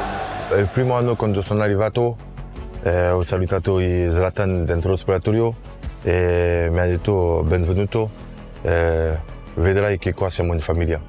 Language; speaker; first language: Italian; non-native, fluent; French